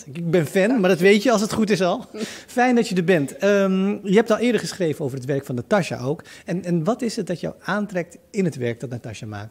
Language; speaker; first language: Dutch; native; Dutch